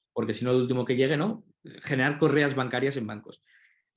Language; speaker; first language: Spanish; native; Spanish